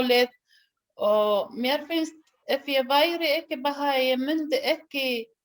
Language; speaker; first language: Icelandic; non-native, learner; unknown